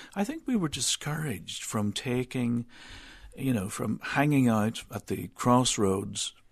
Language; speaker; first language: English; native; English